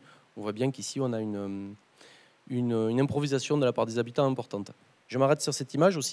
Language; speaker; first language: French; native; French